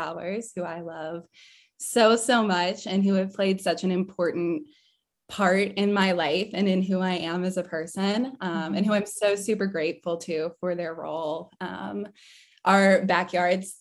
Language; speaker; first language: English; native; English